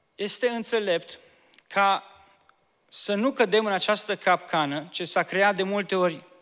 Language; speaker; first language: Romanian; native; Romanian